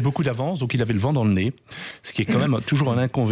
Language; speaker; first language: French; native; French